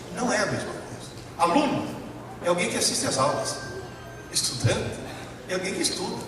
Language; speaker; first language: Portuguese; early bilingual, other home language; Italian